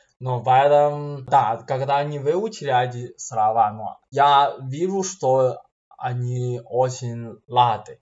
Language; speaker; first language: Russian; non-native, learner; Chinese